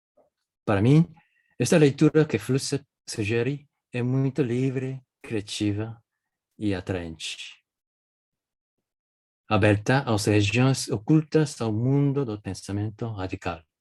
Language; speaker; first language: Portuguese; non-native, fluent; Japanese